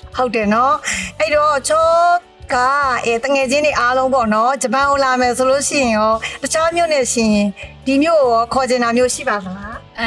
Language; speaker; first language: Burmese; native; Burmese